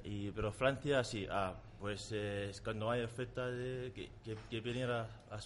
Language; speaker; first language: Spanish; non-native, learner; Tongan